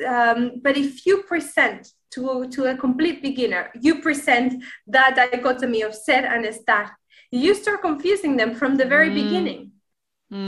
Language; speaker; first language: English; non-native, fluent; Spanish